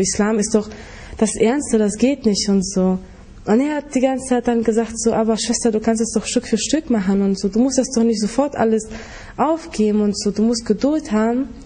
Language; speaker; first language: German; early bilingual, other home language; Polish